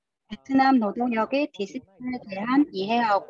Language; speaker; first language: Korean; non-native, fluent; Vietnamese